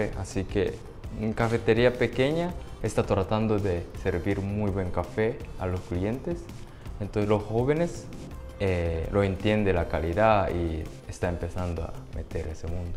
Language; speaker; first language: Spanish; non-native, fluent; Japanese